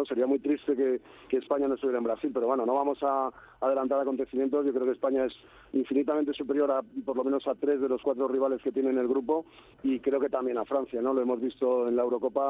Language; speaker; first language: Spanish; native; Spanish